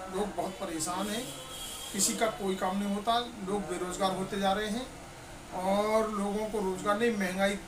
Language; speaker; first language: Hindi; native; Hindi